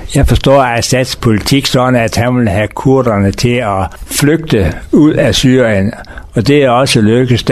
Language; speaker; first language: Danish; native; Danish